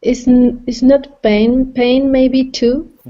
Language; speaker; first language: English; non-native, fluent; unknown